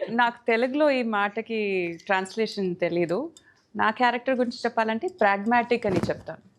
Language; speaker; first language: Telugu; non-native, fluent; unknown